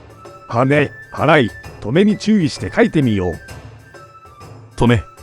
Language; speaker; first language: Japanese; native; Japanese